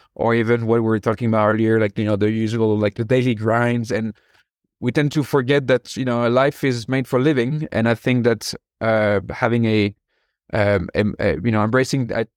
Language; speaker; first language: English; non-native, fluent; French